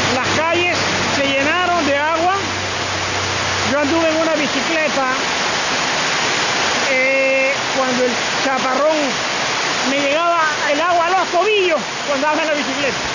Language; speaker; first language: Spanish; native; Spanish